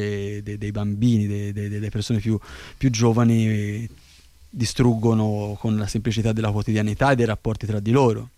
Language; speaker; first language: Italian; native; Italian